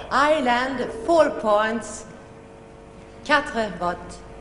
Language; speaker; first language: English; non-native, fluent; Swedish